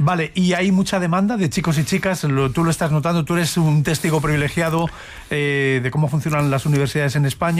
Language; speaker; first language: Spanish; native; Spanish